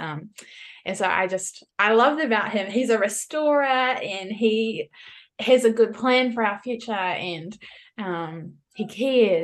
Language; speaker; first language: English; native; English